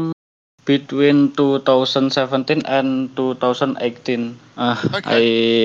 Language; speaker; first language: English; non-native, learner; Indonesian